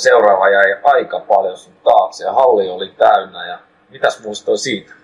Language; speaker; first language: Finnish; native; Finnish